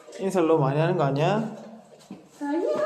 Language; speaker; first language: Korean; native; Korean